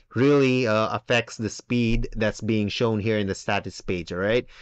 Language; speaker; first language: English; non-native, local second language; Filipino